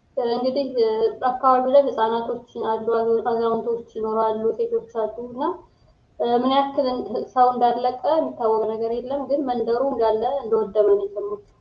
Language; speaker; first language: Amharic; native; Amharic